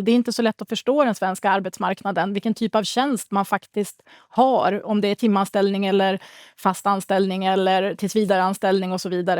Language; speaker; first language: Swedish; native; Swedish